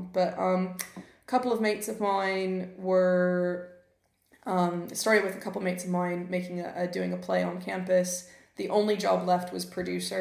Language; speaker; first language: English; native; English